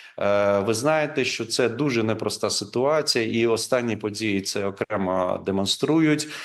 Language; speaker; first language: Ukrainian; non-native, local second language; Crimean Tatar